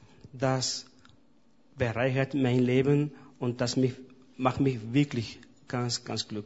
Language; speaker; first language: German; non-native, fluent; Spanish